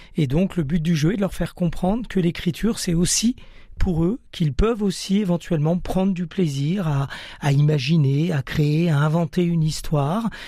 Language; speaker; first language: French; early bilingual, other home language; Italian